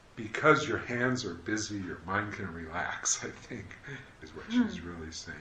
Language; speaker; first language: English; native; English